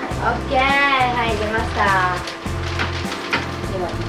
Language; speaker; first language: Japanese; native; Japanese